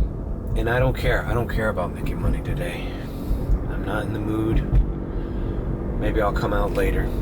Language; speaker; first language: English; early bilingual, other home language; Spanish